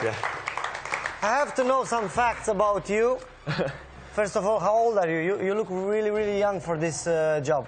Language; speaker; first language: English; non-native, fluent; Romanian